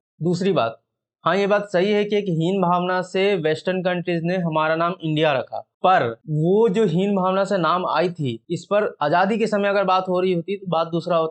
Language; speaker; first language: Hindi; native; Hindi